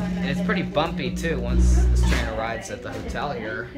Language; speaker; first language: English; native; English